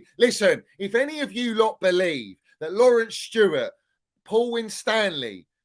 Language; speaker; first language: English; native; English